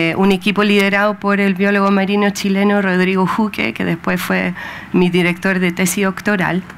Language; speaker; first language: Spanish; non-native, fluent; English